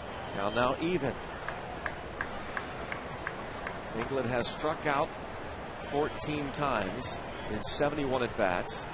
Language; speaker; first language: English; native; English